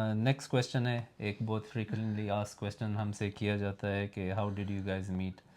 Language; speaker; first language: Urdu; non-native, local second language; Pashto